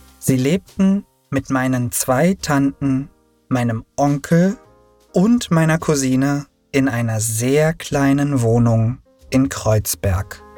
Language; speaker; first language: German; early bilingual, other home language; Turkish